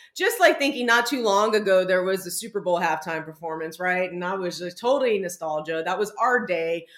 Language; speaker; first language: English; native; English